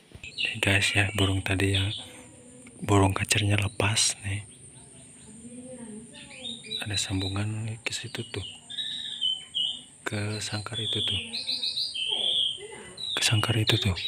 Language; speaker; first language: Indonesian; non-native, local second language; Sundanese